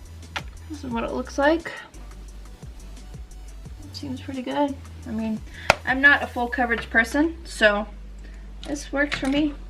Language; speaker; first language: English; native; English